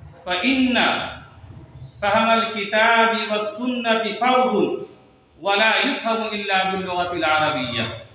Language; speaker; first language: Arabic; non-native, fluent; Urdu